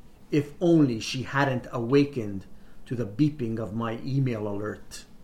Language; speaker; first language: English; early bilingual, other home language; Italian